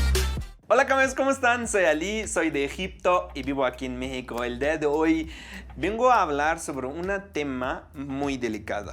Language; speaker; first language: Spanish; non-native, fluent; Arabic